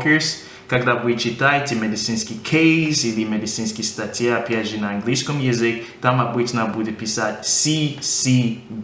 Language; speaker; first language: Russian; non-native, fluent; English